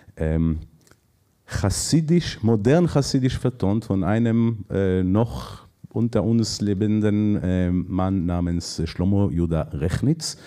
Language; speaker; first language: German; non-native, fluent; Hebrew